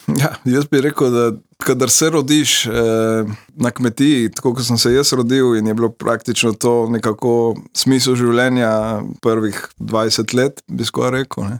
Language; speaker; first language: Slovenian; native; Slovenian